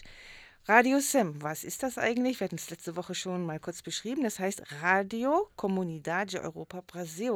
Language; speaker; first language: German; native; German